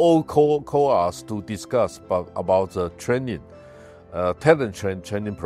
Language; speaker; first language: English; non-native, fluent; Chinese